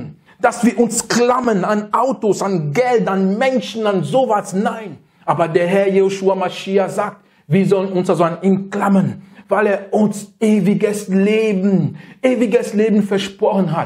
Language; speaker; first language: German; non-native, fluent; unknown